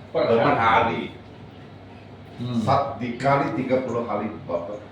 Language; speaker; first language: Indonesian; non-native, learner; Chinese